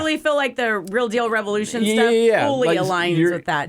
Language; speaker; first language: English; native; English